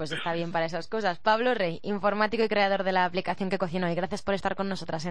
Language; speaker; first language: Spanish; native; Spanish